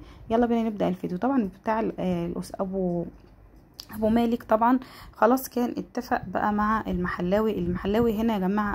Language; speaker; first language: Arabic; native; Arabic